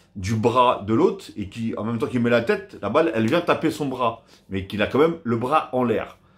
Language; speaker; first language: French; native; French